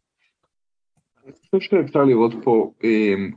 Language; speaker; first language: Hebrew; native; Hebrew